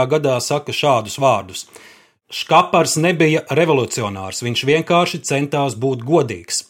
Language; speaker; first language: Latvian; native; Latvian